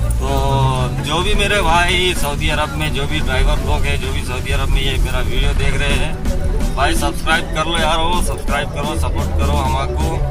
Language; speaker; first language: Urdu; native; Urdu